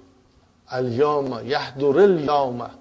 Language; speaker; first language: Arabic; non-native, fluent; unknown